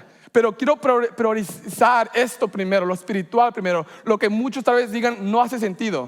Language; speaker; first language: Spanish; early bilingual, heritage; Spanish